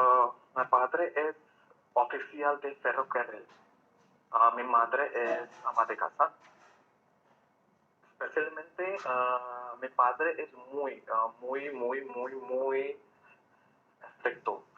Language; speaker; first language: Spanish; non-native, learner; Hindi